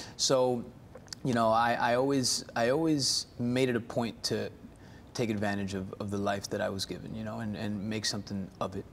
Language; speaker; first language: English; early bilingual, other home language; Spanish